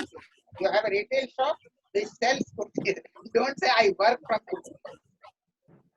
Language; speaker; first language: English; non-native, local second language; Bangla